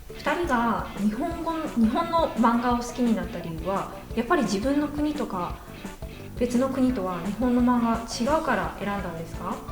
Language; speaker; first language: Japanese; native; Japanese